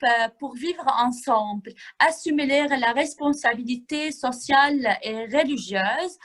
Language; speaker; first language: French; non-native, fluent; Arabic